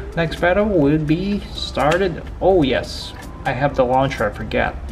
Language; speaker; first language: English; non-native, local second language; Chinese